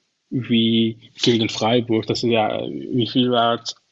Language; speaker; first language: German; non-native, learner; Dutch